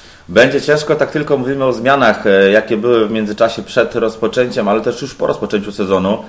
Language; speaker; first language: Polish; native; Polish